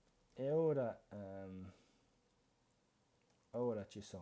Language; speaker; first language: Italian; non-native, fluent; English